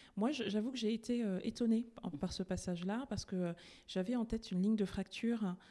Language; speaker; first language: French; native; French